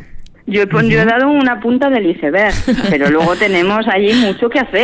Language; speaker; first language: Spanish; native; Spanish